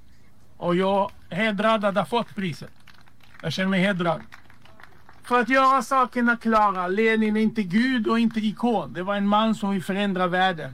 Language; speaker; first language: Swedish; non-native, fluent; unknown